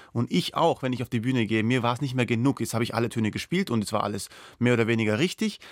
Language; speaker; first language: German; non-native, local second language; Persian